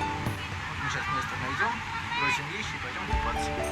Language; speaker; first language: Russian; native; Russian